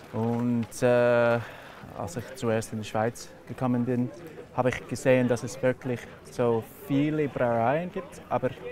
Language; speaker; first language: German; non-native, fluent; English